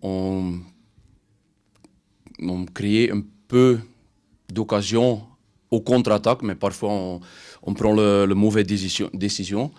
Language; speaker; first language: French; non-native, learner; Dutch